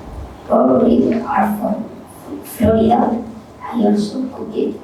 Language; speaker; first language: English; non-native, learner; Spanish